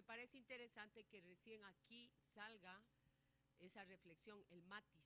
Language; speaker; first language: Spanish; native; Spanish